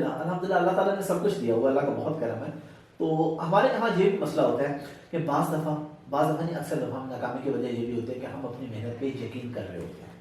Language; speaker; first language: Urdu; non-native, local second language; Punjabi